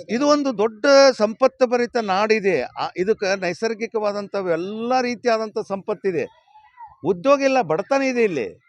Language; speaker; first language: Kannada; native; Kannada